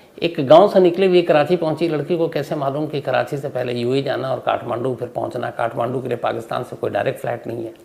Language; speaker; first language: Hindi; native; Hindi